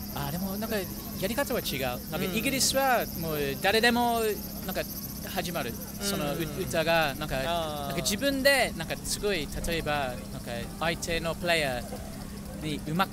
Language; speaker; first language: Japanese; non-native, fluent; English